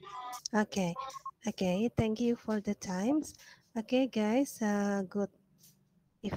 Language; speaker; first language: English; non-native, learner; Indonesian